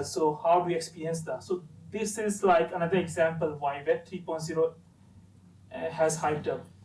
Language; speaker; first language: English; non-native, fluent; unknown